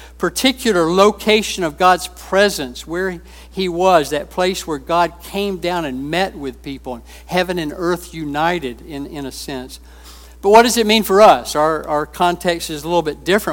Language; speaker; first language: English; native; English